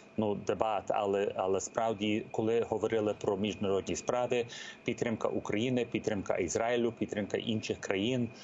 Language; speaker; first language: Ukrainian; early bilingual, heritage; Ukrainian